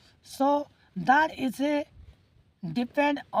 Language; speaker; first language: English; non-native, learner; Hindi